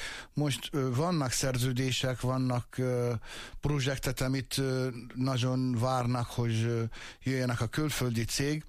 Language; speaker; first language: Hungarian; non-native, fluent; Arabic